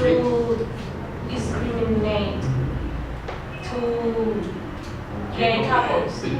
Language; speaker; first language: English; non-native, learner; Spanish